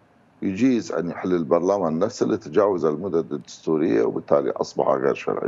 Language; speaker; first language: Arabic; native; Arabic